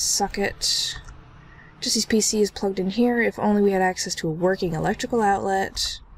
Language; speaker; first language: English; native; English